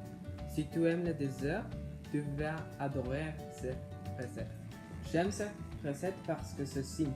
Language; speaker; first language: French; non-native, learner; English